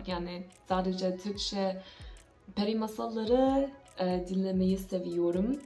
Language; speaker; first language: Turkish; non-native, learner; English